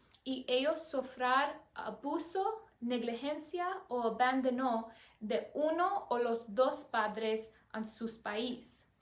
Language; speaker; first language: Spanish; non-native, learner; English